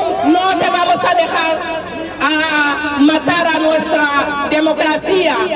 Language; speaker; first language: Spanish; non-native, fluent; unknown